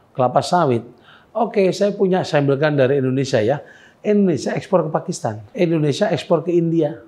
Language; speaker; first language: Indonesian; native; Indonesian